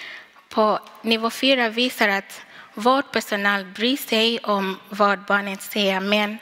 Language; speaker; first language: Swedish; non-native, fluent; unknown